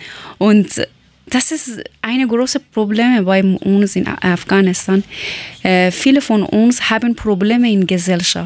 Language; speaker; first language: German; non-native, learner; Persian